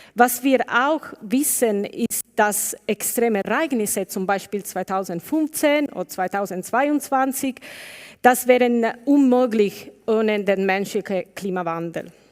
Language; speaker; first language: German; non-native, learner; Italian